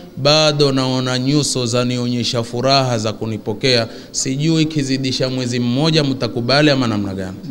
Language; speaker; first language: Swahili; native; Swahili